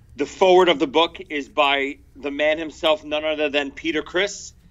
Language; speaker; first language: English; native; English